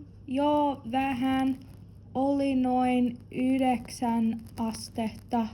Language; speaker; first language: Finnish; non-native, learner; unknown